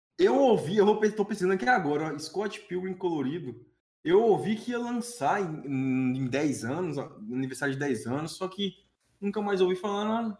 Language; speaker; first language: Portuguese; native; Portuguese